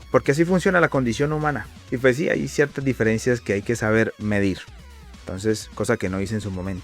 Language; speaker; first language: Spanish; native; Spanish